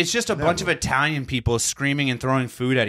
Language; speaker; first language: English; native; English